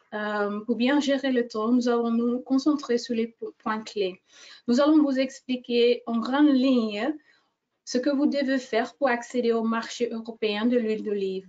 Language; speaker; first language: French; non-native, fluent; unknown